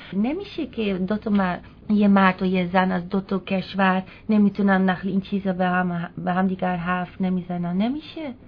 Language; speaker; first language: Persian; non-native, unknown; Dutch